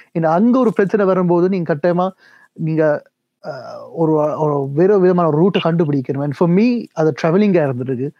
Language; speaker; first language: Tamil; early bilingual, heritage; Tamil